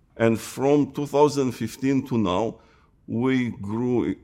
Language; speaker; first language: English; non-native, fluent; Romanian